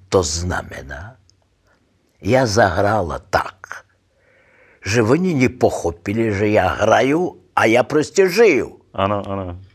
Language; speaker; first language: Czech; non-native, learner; Russian